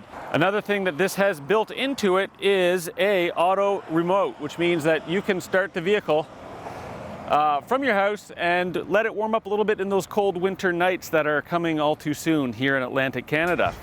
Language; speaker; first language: English; native; English